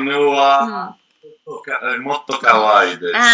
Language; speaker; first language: Japanese; non-native, learner; Greek